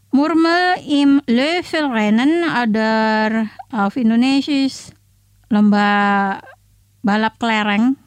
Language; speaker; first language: German; non-native, fluent; Indonesian